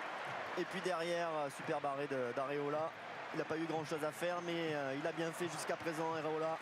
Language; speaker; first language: French; native; French